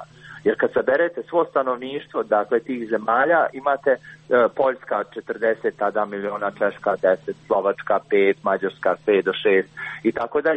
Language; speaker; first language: Croatian; native; Croatian